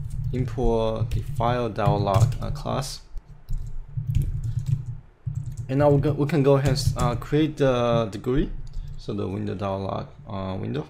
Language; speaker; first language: English; non-native, fluent; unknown